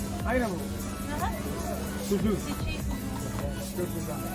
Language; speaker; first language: Turkish; non-native, learner; Arabic